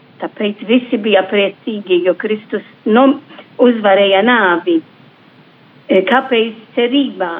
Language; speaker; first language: Latvian; non-native, fluent; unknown